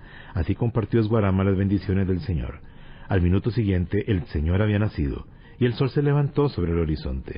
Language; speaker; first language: Spanish; native; Spanish